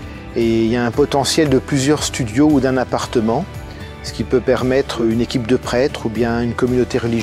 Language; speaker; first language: French; native; French